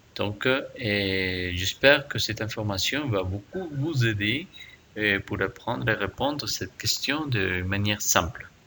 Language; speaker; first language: French; non-native, fluent; Spanish